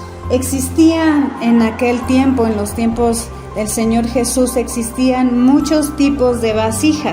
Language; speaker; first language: Spanish; native; Spanish